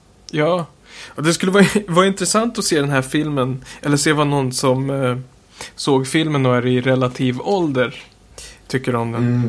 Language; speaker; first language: Swedish; native; Swedish